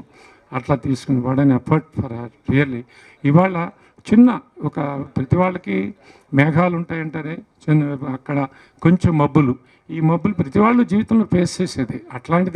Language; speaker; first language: Telugu; native; Telugu